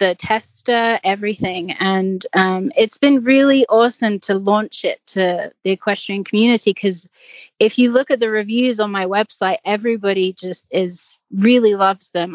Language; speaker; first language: English; native; English